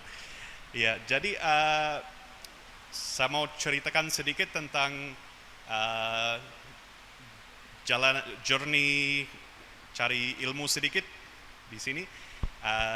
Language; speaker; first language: Indonesian; non-native, fluent; English